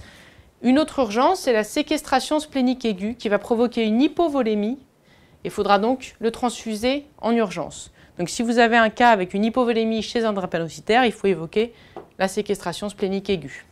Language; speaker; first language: French; native; French